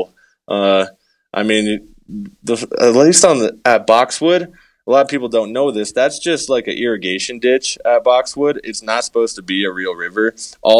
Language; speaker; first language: English; native; English